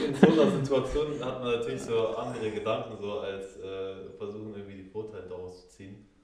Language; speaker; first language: German; native; German